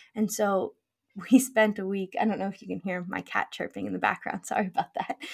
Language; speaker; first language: English; native; English